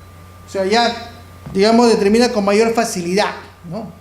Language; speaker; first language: Spanish; native; Spanish